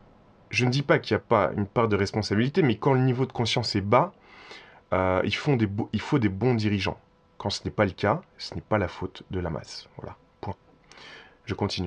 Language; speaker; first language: French; native; French